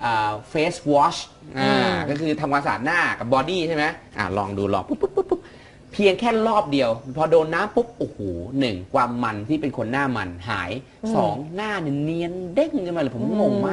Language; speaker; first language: Thai; native; Thai